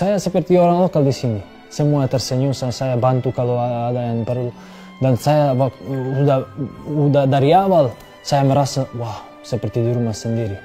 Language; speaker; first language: Indonesian; non-native, fluent; Serbian